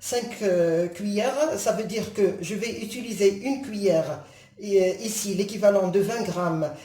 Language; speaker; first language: French; non-native, local second language; Arabic